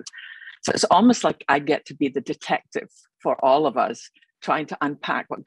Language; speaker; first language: English; native; English